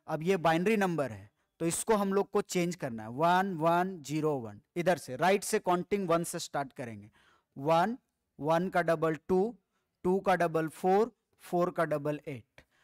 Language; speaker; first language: Hindi; native; Hindi